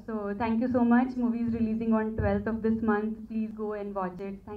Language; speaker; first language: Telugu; non-native, learner; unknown